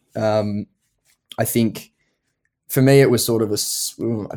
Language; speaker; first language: English; native; English